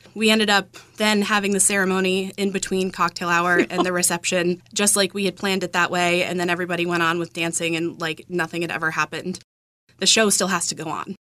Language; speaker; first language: English; native; English